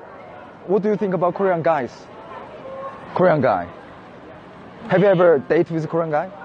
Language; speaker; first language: English; non-native, fluent; Korean